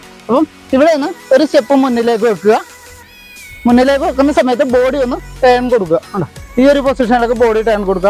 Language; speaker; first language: Malayalam; native; Malayalam